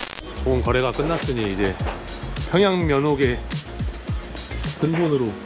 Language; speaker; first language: Korean; native; Korean